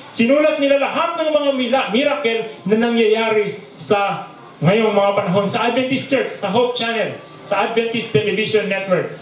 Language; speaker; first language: Filipino; non-native, local second language; Bikol